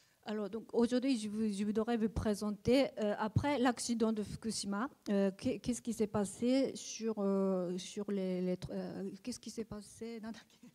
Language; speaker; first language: French; non-native, learner; Japanese